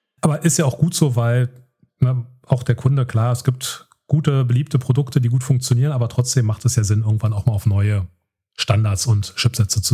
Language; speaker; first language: German; native; German